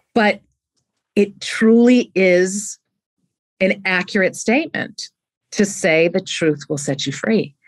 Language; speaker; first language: English; native; English